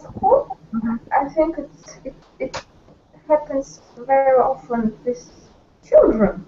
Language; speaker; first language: English; non-native, learner; Russian